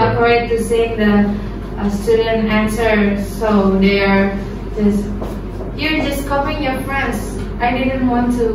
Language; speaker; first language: English; non-native, learner; Indonesian